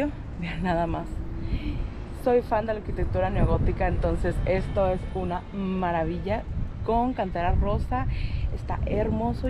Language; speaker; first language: Spanish; native; Spanish